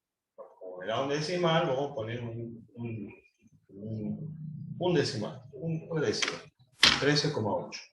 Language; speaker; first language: Spanish; native; Spanish